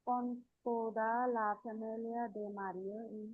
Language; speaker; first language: Spanish; non-native, learner; Bangla